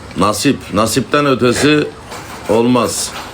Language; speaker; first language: Turkish; native; Turkish